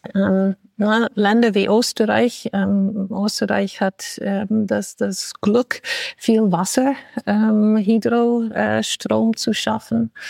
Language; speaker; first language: German; non-native, fluent; English